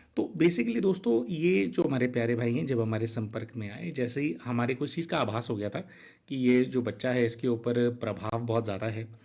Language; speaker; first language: Hindi; native; Hindi